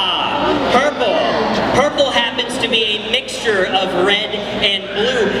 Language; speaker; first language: English; native; English